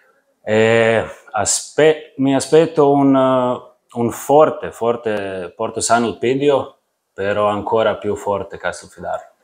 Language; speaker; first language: Italian; non-native, learner; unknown